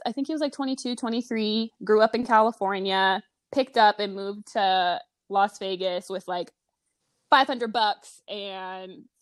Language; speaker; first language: English; native; English